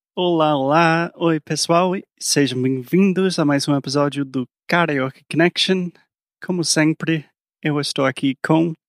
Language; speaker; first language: Portuguese; non-native, fluent; English